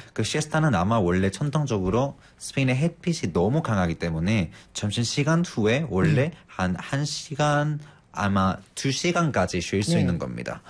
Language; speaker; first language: Korean; non-native, fluent; Spanish